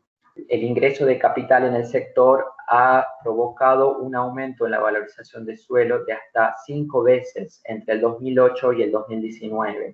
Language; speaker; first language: Spanish; native; Spanish